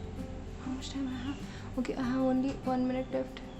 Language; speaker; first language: English; non-native, local second language; Hindi